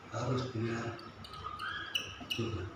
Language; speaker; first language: Indonesian; non-native, fluent; English